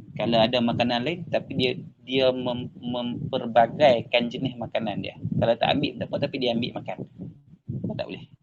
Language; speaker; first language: Malay; native; Malay